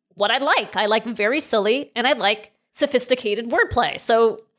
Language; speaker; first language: English; native; English